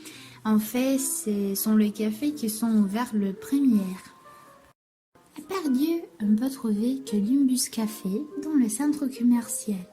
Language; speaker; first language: French; non-native, learner; Romanian